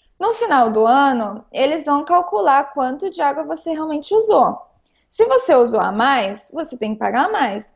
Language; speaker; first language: Portuguese; native; Portuguese